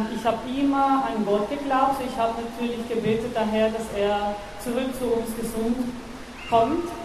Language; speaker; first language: German; non-native, fluent; Spanish